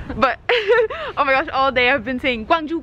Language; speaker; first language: English; native; English